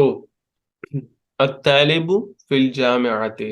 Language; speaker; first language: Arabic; non-native, fluent; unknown